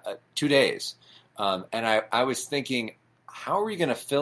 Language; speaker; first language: English; native; English